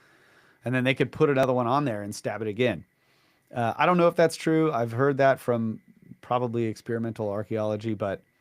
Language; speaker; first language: English; native; English